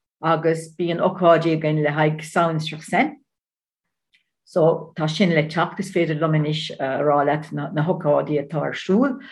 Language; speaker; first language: Irish; non-native, learner; Dutch